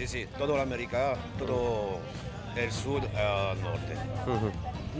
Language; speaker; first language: Spanish; non-native, learner; French